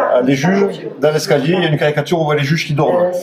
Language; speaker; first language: French; native; French